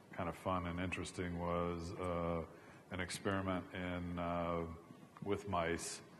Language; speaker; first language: English; native; English